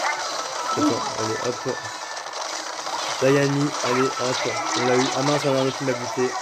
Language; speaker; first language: French; native; French